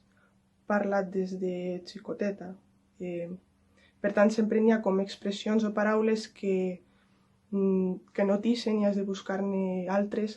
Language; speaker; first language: Catalan; non-native, local second language; Spanish